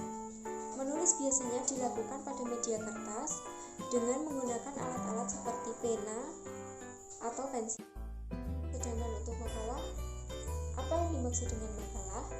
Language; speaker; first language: Indonesian; native; Indonesian